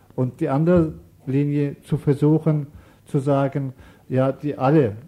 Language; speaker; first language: German; non-native, learner; Turkish